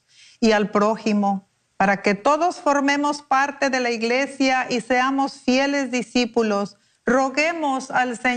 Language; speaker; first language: Spanish; native; Spanish